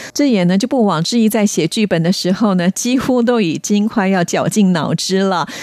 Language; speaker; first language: Chinese; native; Chinese